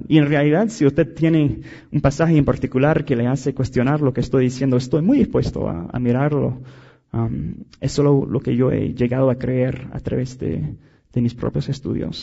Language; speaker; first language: Spanish; non-native, fluent; English